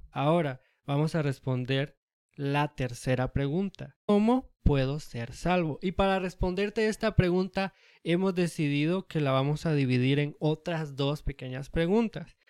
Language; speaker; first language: Spanish; early bilingual, heritage; Spanish